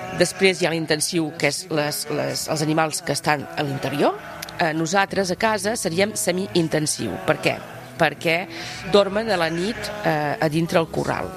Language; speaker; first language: Catalan; non-native, local second language; French